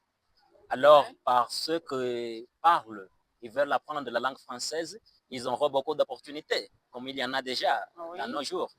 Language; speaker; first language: French; non-native, fluent; Portuguese